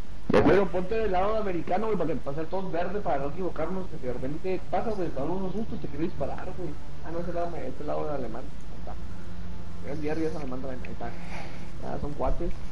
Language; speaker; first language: Spanish; early bilingual, heritage; Spanish